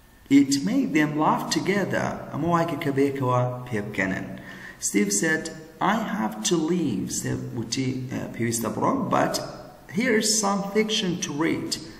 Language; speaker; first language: English; non-native, fluent; Central Kurdish